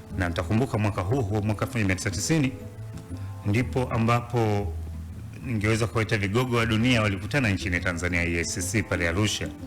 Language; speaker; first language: Swahili; native; Swahili